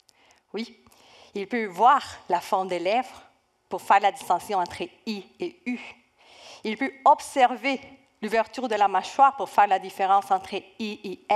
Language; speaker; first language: French; non-native, fluent; Spanish